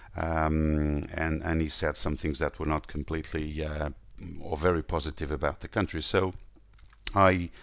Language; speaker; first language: English; non-native, fluent; Portuguese